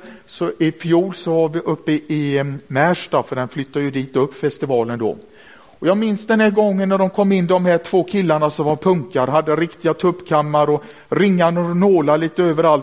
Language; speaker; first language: Swedish; native; Swedish